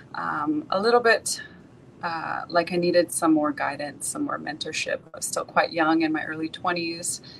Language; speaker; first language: English; native; English